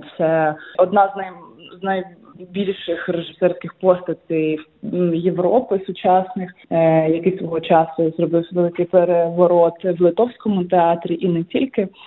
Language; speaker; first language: Ukrainian; native; Ukrainian